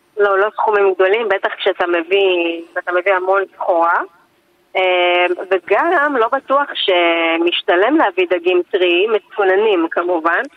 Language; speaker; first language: Hebrew; native; Hebrew